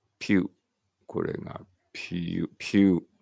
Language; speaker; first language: Japanese; native; Japanese